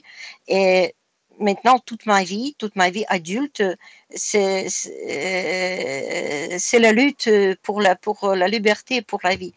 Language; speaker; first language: French; non-native, fluent; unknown